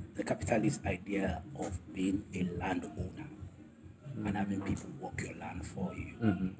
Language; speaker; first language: English; non-native, local second language; Yoruba